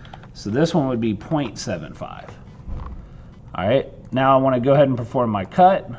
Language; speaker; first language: English; native; English